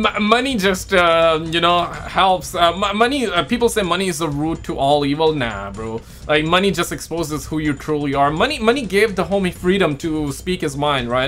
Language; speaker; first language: English; native; English